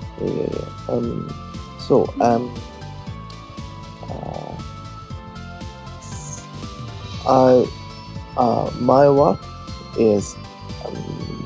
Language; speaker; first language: English; non-native, learner; Japanese